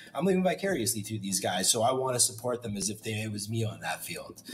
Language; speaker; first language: English; native; English